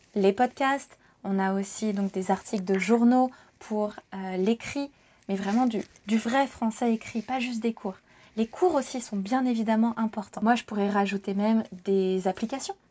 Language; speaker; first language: French; native; French